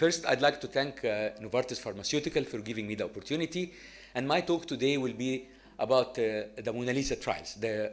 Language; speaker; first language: English; non-native, fluent; Arabic